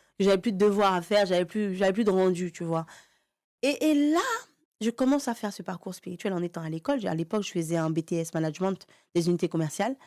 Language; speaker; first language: French; early bilingual, other home language; Haitian Creole